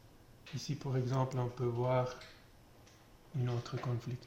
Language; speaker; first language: French; non-native, learner; German